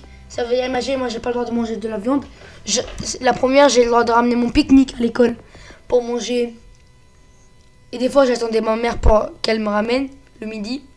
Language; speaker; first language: French; early bilingual, other home language; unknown